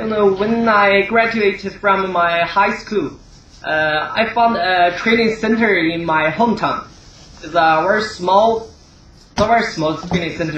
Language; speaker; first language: English; non-native, learner; Chinese